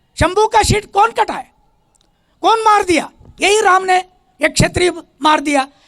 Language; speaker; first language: Hindi; non-native, local second language; Telugu